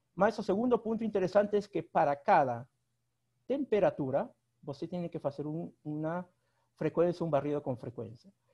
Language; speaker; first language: Spanish; native; Spanish